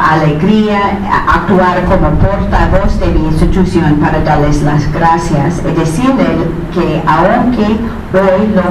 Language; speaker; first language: Spanish; non-native, fluent; English